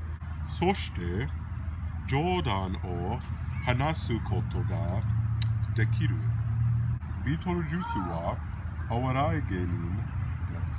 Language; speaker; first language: Japanese; non-native, learner; English